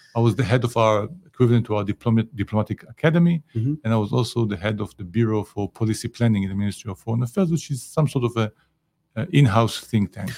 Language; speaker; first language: English; non-native, fluent; Hebrew